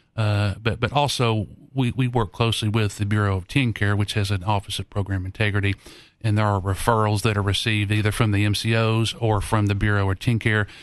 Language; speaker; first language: English; native; English